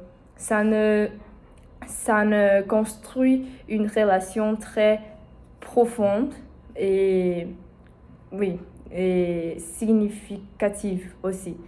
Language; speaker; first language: French; non-native, learner; Portuguese